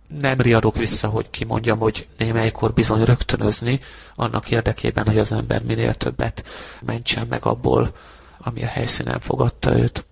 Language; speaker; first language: Hungarian; native; Hungarian